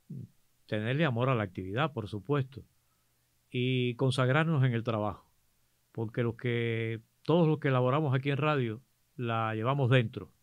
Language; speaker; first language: Spanish; native; Spanish